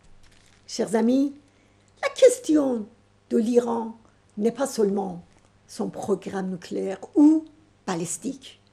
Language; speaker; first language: French; non-native, fluent; Persian